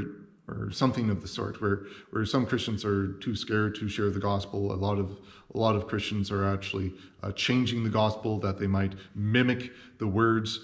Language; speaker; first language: English; native; English